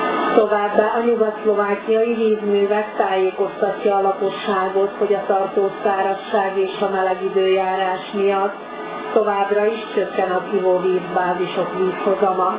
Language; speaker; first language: Hungarian; non-native, local second language; Slovak